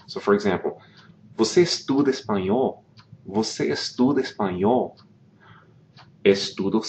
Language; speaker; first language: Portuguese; non-native, fluent; English